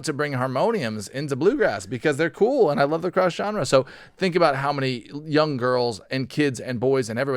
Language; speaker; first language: English; native; English